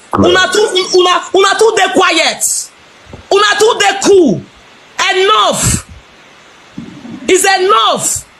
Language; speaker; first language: Nigerian Pidgin; non-native, local second language; Igbo